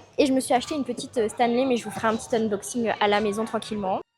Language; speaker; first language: French; native; French